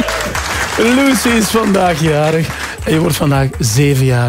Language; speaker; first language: Dutch; native; Dutch